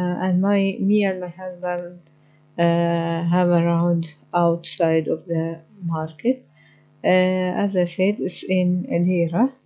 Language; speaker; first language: English; non-native, learner; Arabic